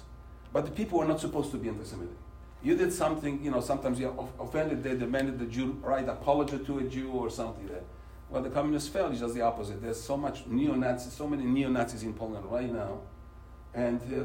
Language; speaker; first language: English; non-native, fluent; Polish